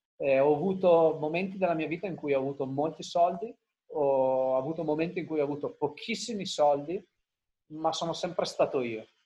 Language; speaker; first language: Italian; early bilingual, heritage; Italian